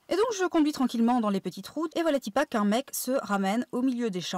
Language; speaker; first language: French; native; French